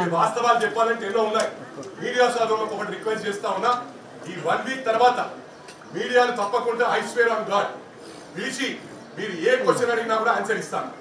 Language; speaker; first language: Telugu; native; Telugu